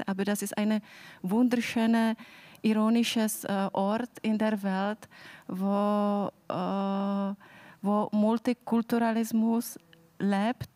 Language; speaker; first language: German; non-native, fluent; Czech